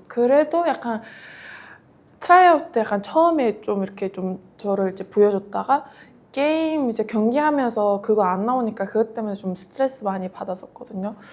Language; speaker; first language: Korean; non-native, fluent; Mongolian